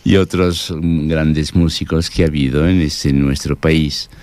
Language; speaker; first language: Spanish; non-native, local second language; Catalan